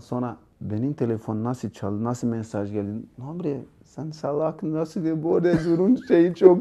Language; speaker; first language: Turkish; non-native, learner; Portuguese